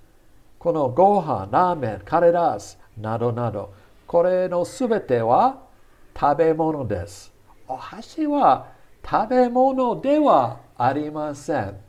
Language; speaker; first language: Japanese; non-native, fluent; English